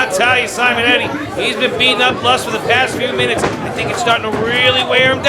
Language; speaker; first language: English; native; English